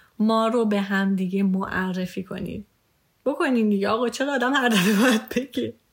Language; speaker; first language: Persian; early bilingual, heritage; Persian